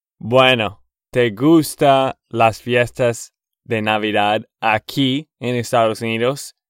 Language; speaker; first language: Spanish; non-native, learner; English